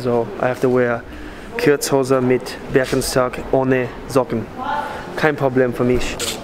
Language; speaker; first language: German; non-native, learner; English